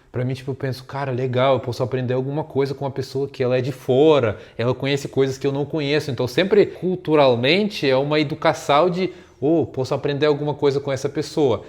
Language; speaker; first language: Portuguese; non-native, fluent; Russian